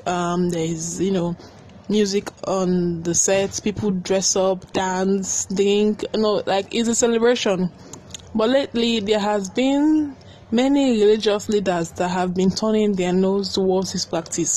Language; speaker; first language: English; non-native, local second language; Krio